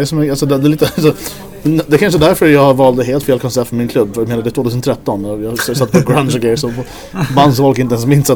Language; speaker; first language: Swedish; native; Swedish